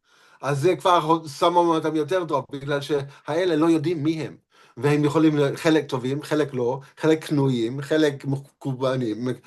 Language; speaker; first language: Hebrew; non-native, fluent; English